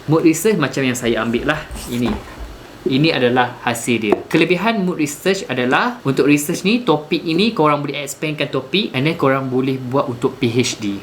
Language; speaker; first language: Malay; native; Malay